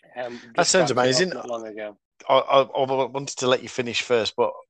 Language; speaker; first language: English; native; English